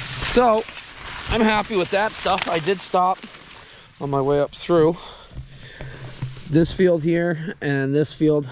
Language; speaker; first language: English; native; English